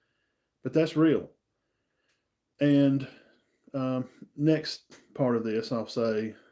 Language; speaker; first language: English; native; English